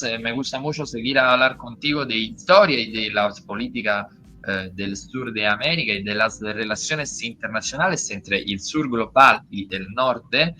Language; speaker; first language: Spanish; non-native, fluent; Italian